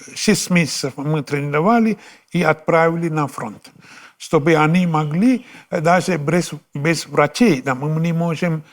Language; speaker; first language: Russian; non-native, fluent; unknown